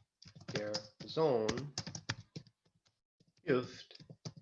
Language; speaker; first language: German; non-native, fluent; English